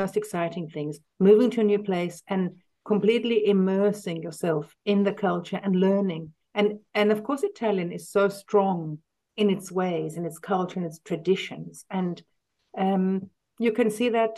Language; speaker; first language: English; native; English